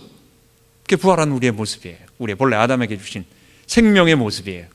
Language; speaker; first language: Korean; native; Korean